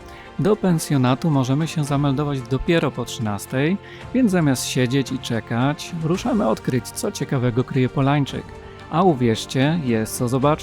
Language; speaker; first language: Polish; native; Polish